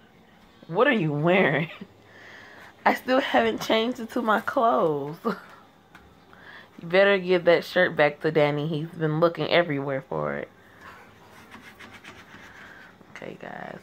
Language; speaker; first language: English; native; English